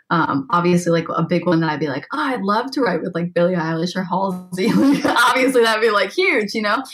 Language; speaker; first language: English; native; English